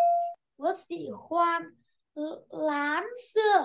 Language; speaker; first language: Chinese; non-native, learner; Vietnamese